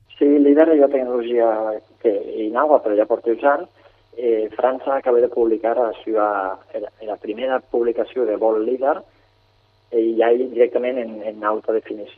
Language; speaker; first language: Catalan; native; Catalan